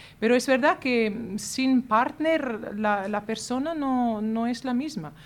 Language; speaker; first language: Spanish; non-native, fluent; Latvian